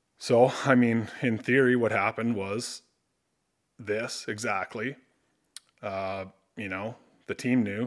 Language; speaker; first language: English; native; English